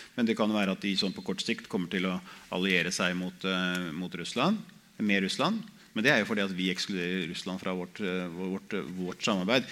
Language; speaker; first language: Norwegian; native; Norwegian